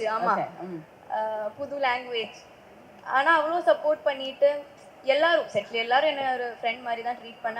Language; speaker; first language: Tamil; non-native, fluent; Malayalam